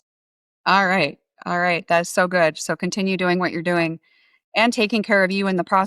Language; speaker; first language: English; native; English